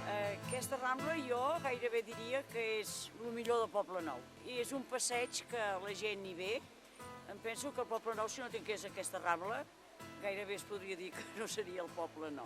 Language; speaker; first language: Catalan; native; Catalan